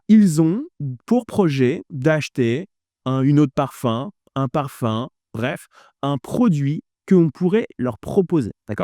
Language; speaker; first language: French; native; French